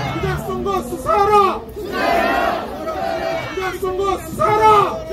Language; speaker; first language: Korean; native; Korean